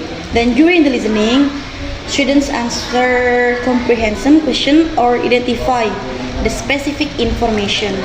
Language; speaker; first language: English; non-native, fluent; Indonesian